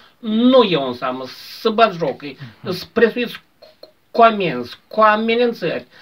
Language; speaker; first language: Romanian; native; Romanian